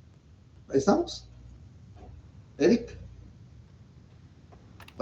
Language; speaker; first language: Spanish; native; Spanish